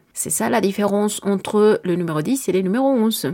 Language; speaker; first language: French; non-native, learner; Spanish